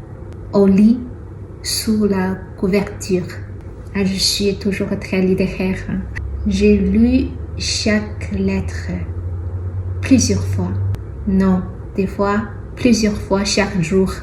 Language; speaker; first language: French; non-native, fluent; Chinese